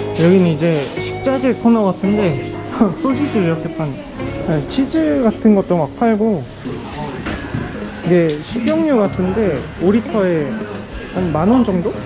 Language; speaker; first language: Korean; native; Korean